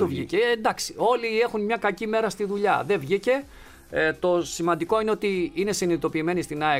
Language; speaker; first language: Greek; native; Greek